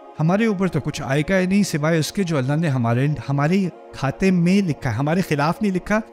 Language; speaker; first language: Urdu; early bilingual, heritage; Urdu